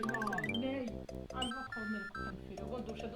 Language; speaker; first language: Swedish; non-native, fluent; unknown